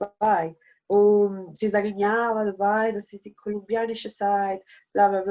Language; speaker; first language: German; non-native, learner; Spanish